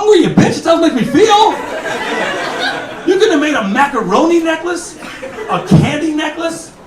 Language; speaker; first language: English; native; English